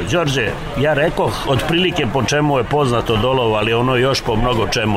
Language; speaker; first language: Serbian; native; Serbian